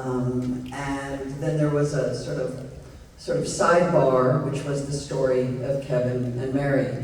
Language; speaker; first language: English; native; English